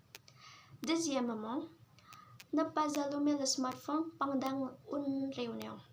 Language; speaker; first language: French; non-native, learner; Indonesian